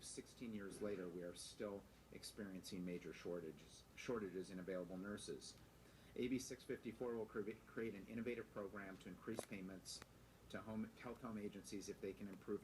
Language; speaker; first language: English; native; English